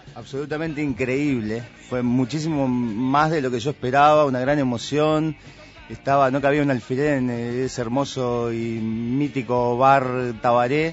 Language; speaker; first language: Spanish; native; Spanish